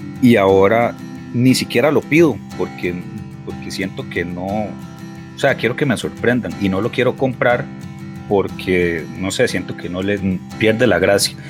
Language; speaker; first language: Spanish; native; Spanish